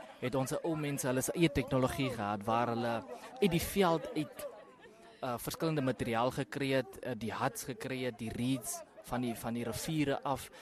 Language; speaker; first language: Afrikaans; non-native, local second language; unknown